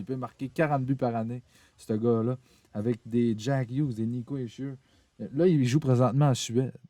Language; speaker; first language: French; native; French